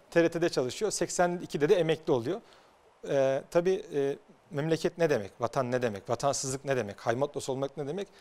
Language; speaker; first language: Turkish; native; Turkish